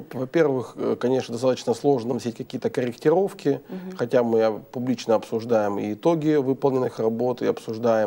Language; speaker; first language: Russian; native; Russian